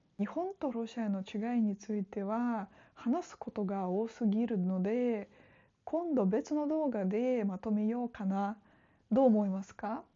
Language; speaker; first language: Japanese; non-native, fluent; Russian